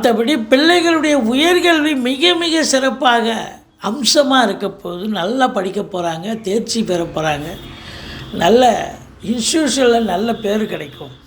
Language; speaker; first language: Tamil; native; Tamil